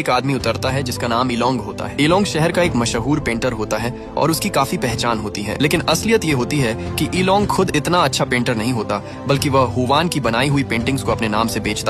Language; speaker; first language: Hindi; native; Hindi